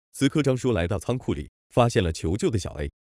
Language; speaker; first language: Chinese; native; Chinese